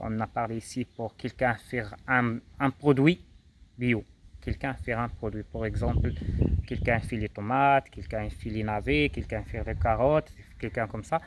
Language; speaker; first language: French; non-native, local second language; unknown